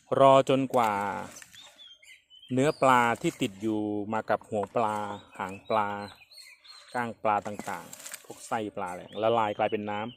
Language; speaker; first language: Thai; native; Thai